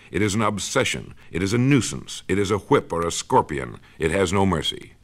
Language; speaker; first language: English; native; English